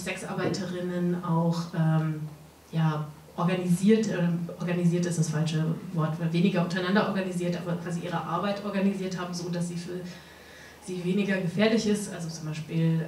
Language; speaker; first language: German; native; German